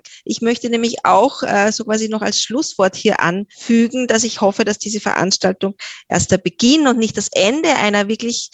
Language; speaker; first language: German; native; German